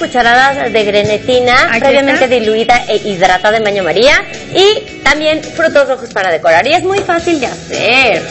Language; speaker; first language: Spanish; native; Spanish